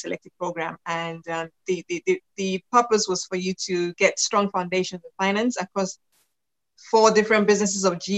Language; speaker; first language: English; non-native, local second language; Yoruba